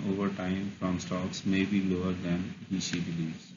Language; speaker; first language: English; non-native, local second language; Urdu